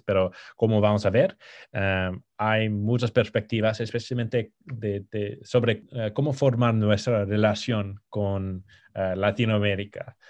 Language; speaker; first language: Spanish; non-native, fluent; English